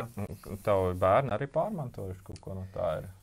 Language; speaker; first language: Latvian; native; Latvian